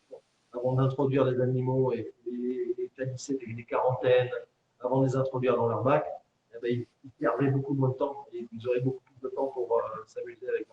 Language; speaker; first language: French; native; French